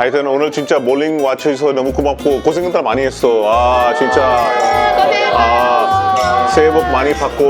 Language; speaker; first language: Korean; non-native, fluent; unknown